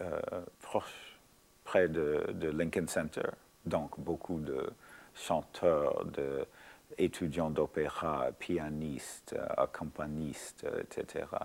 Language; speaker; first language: French; non-native, fluent; English